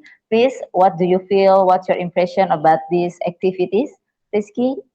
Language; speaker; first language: English; non-native, learner; Indonesian